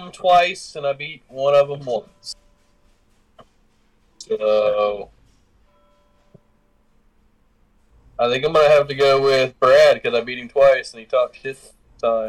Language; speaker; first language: English; native; English